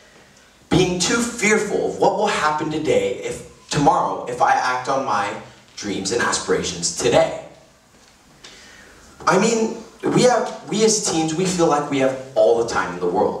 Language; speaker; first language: English; native; English